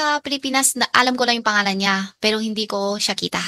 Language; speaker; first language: Filipino; non-native, learner; Chinese